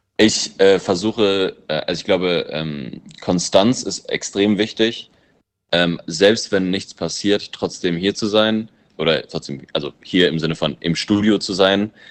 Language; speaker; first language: German; early bilingual, other home language; English